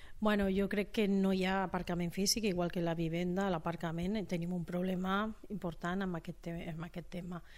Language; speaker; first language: Catalan; non-native, local second language; Spanish